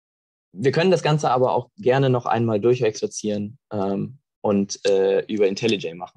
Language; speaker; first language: German; native; German